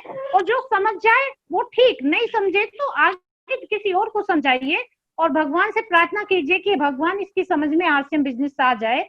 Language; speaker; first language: Hindi; native; Hindi